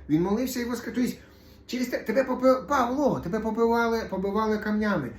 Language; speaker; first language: Ukrainian; non-native, local second language; Russian